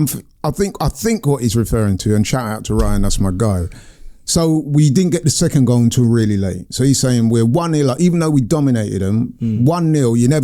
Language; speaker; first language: English; native; English